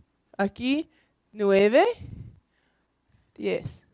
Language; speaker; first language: Spanish; non-native, learner; English